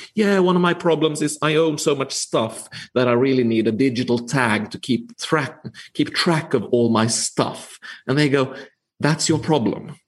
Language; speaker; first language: English; non-native, fluent; Finnish